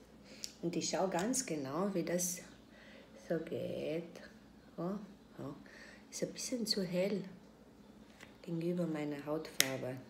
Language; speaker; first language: German; non-native, fluent; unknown